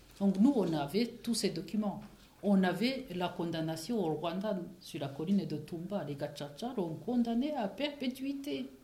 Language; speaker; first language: French; non-native, local second language; Kinyarwanda